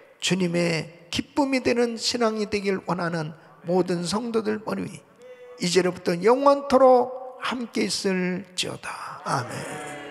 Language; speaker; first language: Korean; native; Korean